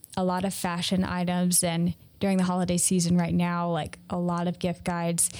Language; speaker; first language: English; native; English